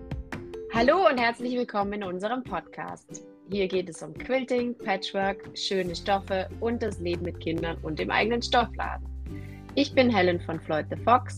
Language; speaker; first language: German; native; German